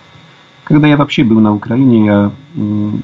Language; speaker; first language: Russian; non-native, fluent; Polish